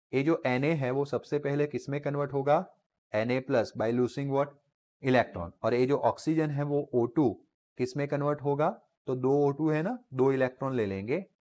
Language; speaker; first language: Hindi; non-native, local second language; Gujarati